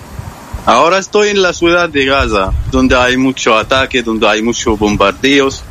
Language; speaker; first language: Spanish; non-native, fluent; Arabic